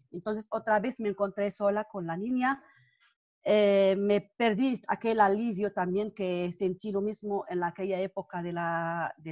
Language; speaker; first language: Spanish; non-native, fluent; Arabic